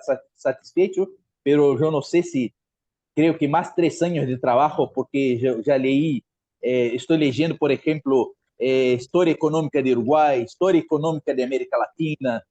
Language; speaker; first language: Spanish; non-native, fluent; Portuguese